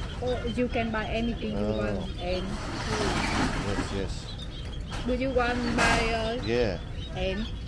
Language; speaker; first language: English; non-native, learner; Vietnamese